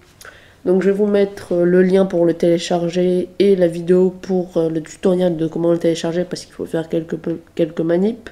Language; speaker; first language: French; native; French